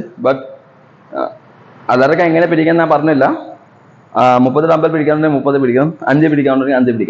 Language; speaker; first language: Malayalam; non-native, learner; Assamese